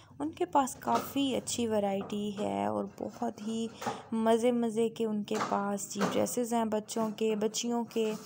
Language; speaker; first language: Urdu; native; Urdu